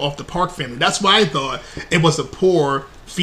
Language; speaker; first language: English; native; English